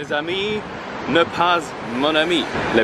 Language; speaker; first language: French; non-native, learner; English